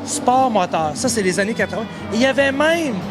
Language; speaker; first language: French; native; French